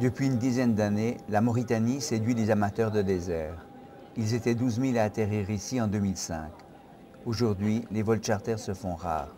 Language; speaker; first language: French; native; French